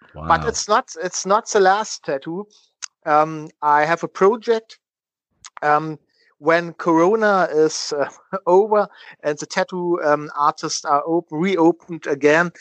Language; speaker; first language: English; non-native, learner; German